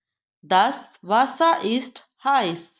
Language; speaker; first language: German; non-native, learner; Urdu